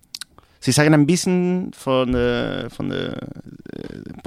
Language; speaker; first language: German; non-native, learner; Spanish